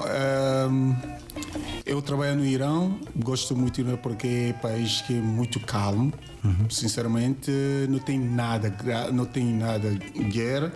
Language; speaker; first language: Portuguese; non-native, learner; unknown